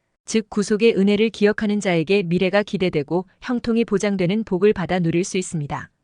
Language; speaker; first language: Korean; native; Korean